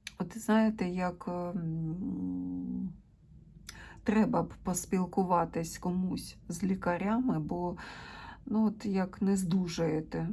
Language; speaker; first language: Ukrainian; non-native, local second language; Russian